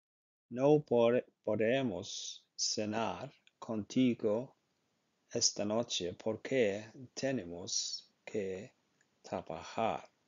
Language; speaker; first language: Spanish; non-native, learner; Icelandic